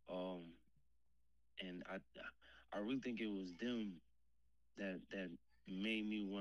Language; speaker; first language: English; native; English